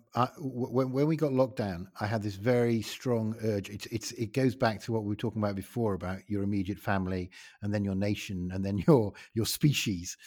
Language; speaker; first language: English; native; English